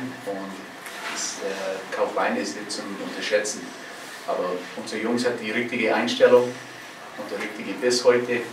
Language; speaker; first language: German; non-native, fluent; English